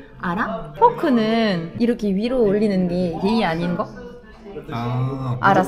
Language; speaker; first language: Korean; non-native, fluent; French